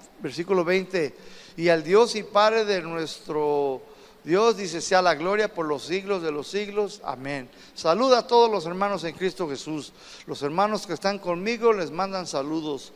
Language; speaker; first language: Spanish; native; Spanish